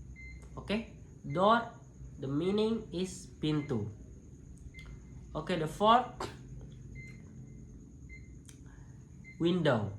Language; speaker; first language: English; non-native, local second language; Indonesian